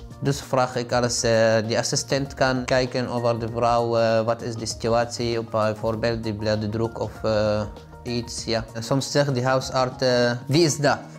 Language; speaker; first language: Dutch; non-native, learner; Arabic